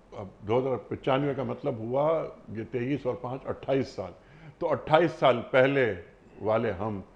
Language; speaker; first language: Urdu; native; Urdu